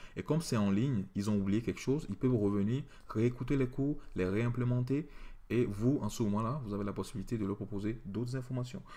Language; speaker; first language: French; native; French